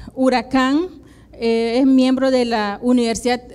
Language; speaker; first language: Spanish; native; Spanish